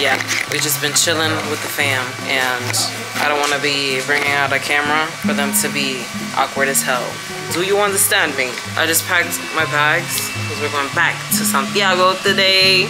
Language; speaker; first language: English; early bilingual, other home language; Spanish